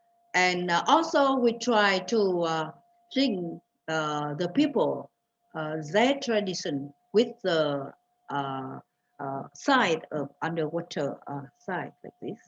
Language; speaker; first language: English; non-native, fluent; Vietnamese